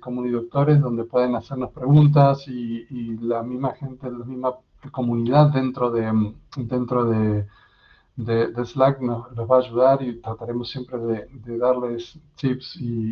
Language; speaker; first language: Spanish; native; Spanish